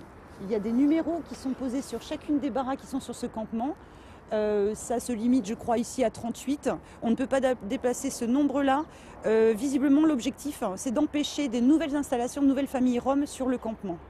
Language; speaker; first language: French; native; French